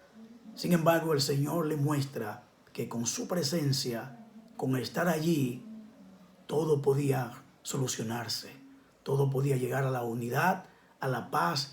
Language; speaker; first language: Spanish; native; Spanish